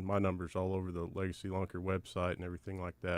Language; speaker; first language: English; native; English